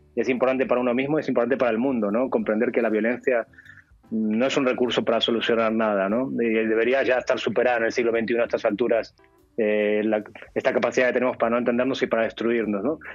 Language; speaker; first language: Spanish; native; Spanish